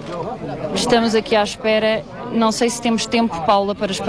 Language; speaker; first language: Portuguese; native; Portuguese